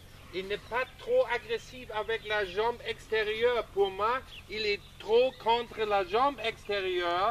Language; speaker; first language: French; non-native, learner; German